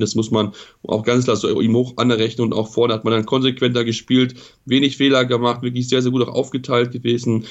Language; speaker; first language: German; native; German